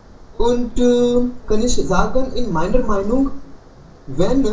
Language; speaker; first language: German; non-native, learner; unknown